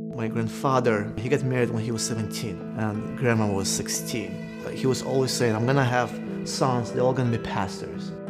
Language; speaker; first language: English; non-native, fluent; Russian